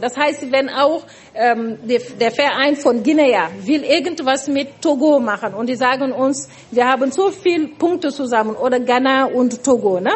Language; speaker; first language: German; non-native, fluent; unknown